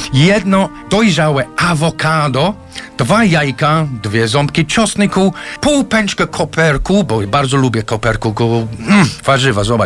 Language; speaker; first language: Polish; non-native, fluent; English